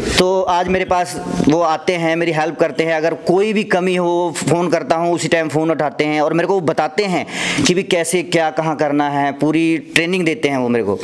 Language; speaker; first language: Hindi; native; Hindi